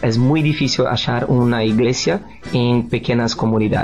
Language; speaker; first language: Spanish; non-native, learner; Portuguese